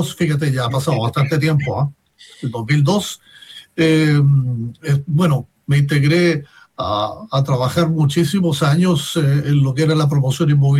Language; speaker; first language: Spanish; native; Spanish